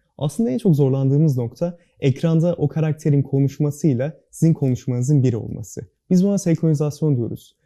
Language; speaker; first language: Turkish; native; Turkish